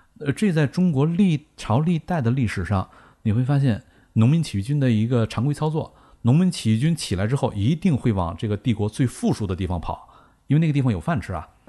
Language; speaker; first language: Chinese; native; Chinese